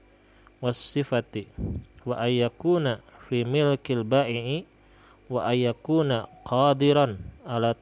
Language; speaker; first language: Arabic; non-native, fluent; Indonesian